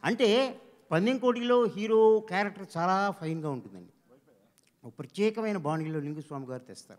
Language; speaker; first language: Telugu; native; Telugu